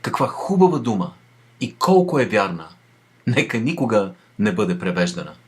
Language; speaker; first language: Bulgarian; native; Bulgarian